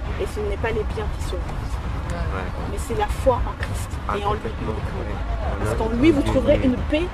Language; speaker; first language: French; native; French